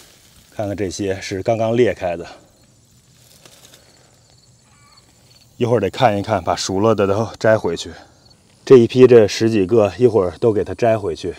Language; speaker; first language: Chinese; native; Chinese